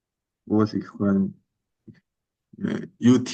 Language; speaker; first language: Chinese; non-native, learner; Indonesian